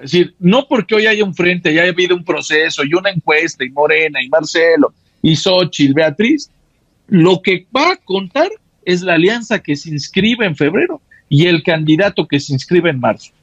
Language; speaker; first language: Spanish; native; Spanish